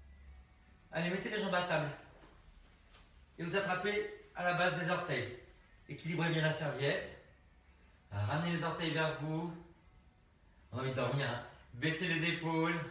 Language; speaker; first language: French; native; French